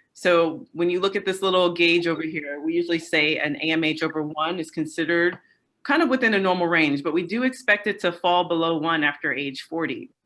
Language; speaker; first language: English; native; English